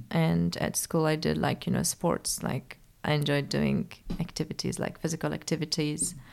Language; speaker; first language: English; early bilingual, other home language; Persian